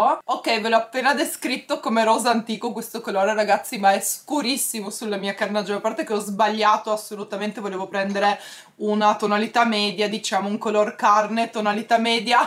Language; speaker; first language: Italian; native; Italian